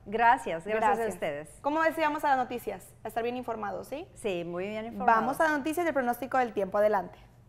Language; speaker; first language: Spanish; native; Spanish